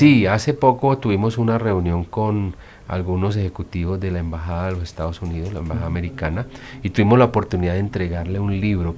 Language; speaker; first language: Spanish; native; Spanish